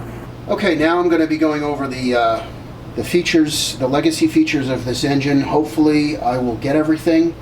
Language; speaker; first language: English; native; English